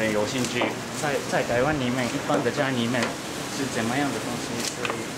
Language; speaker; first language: Chinese; non-native, learner; Japanese